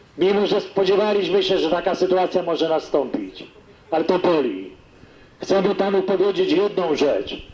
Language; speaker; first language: Polish; native; Polish